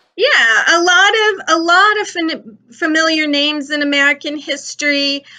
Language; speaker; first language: English; native; English